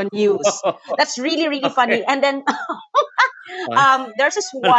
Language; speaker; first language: English; non-native, local second language; Cebuano